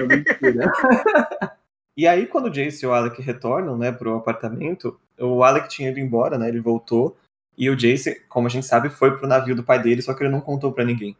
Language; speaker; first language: Portuguese; native; Portuguese